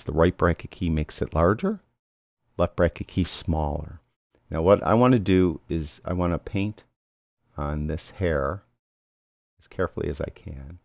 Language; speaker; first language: English; native; English